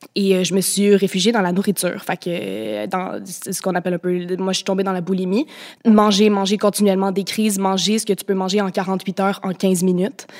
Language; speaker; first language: French; native; French